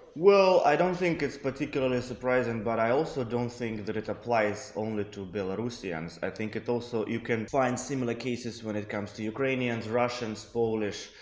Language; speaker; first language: English; non-native, fluent; Russian